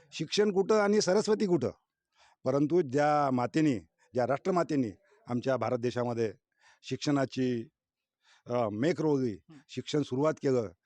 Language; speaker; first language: Marathi; native; Marathi